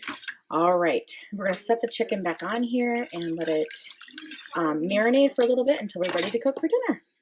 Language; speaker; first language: English; native; English